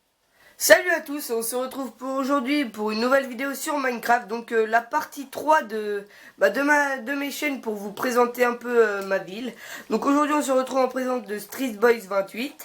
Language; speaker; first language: French; native; French